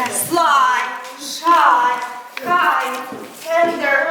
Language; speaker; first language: English; non-native, learner; Kazakh